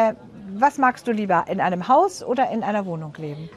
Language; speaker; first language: German; native; German